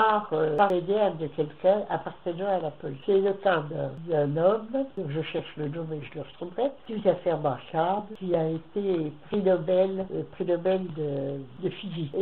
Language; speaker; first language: French; native; French